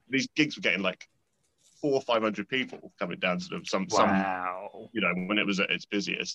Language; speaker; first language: English; native; English